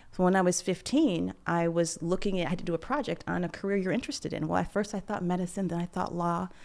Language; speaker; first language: English; native; English